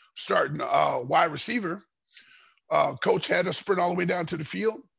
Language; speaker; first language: English; native; English